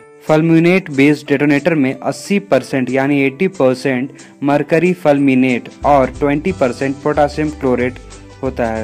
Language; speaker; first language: Hindi; native; Hindi